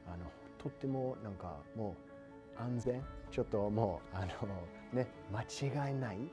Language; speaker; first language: Japanese; non-native, fluent; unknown